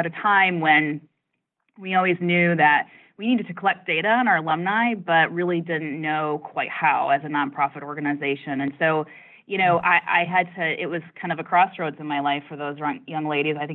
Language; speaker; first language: English; native; English